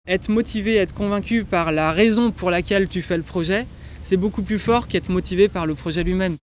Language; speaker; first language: French; native; French